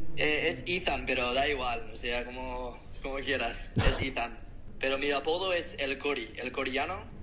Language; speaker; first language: Spanish; non-native, fluent; Korean